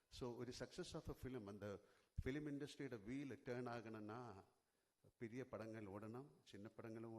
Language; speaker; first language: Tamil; non-native, learner; Malayalam